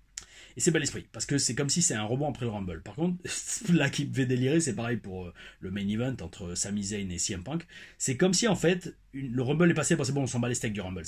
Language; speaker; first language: French; native; French